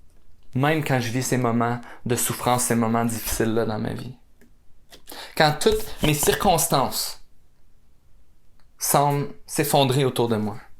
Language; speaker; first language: French; native; French